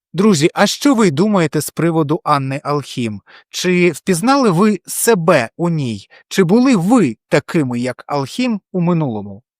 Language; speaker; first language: Ukrainian; non-native, local second language; Russian